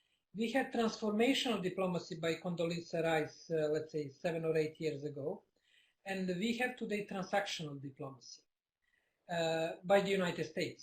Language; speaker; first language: English; non-native, fluent; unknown